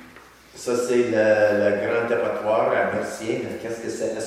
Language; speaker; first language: French; non-native, learner; English